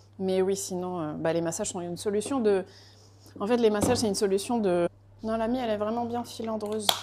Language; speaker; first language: French; early bilingual, other home language; Portuguese